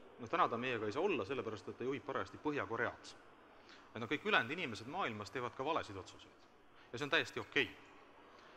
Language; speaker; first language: Estonian; native; Estonian